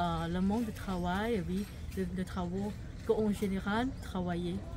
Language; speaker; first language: French; non-native, fluent; Thai